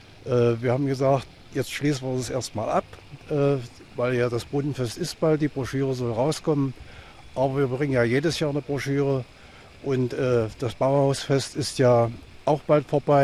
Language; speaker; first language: German; native; German